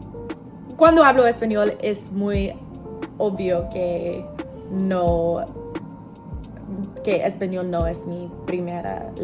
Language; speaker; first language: Spanish; non-native, learner; English